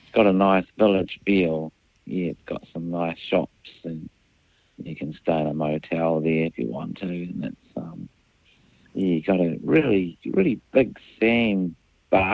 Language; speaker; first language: English; native; English